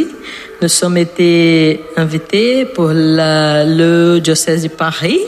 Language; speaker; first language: French; non-native, fluent; Portuguese